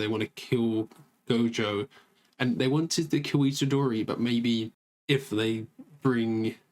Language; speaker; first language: English; native; English